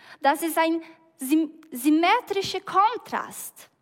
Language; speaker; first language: German; non-native, fluent; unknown